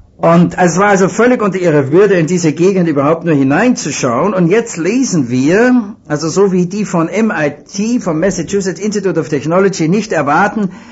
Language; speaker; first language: German; native; German